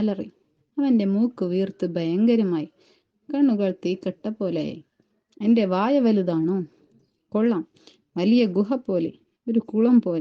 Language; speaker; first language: Malayalam; native; Malayalam